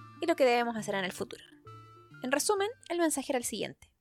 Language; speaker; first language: Spanish; native; Spanish